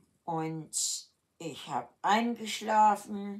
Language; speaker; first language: German; early bilingual, heritage; German